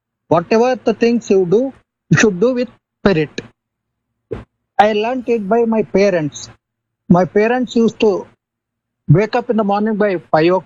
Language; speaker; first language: English; non-native, local second language; Kannada